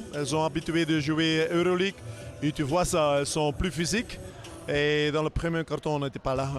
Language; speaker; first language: French; non-native, local second language; Dutch